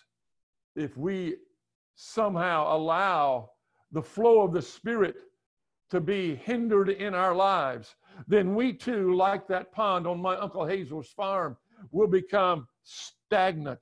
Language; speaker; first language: English; native; English